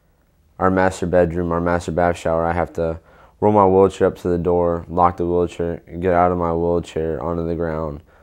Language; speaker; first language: English; native; English